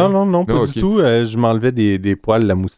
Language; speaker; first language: French; native; French